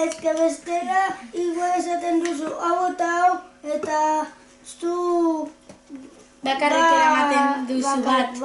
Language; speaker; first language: Basque; non-native, local second language; Spanish